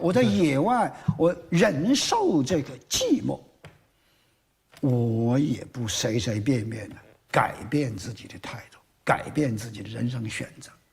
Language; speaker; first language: Chinese; native; Chinese